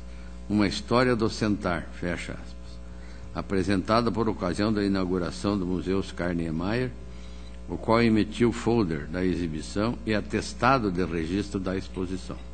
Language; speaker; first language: Portuguese; native; Portuguese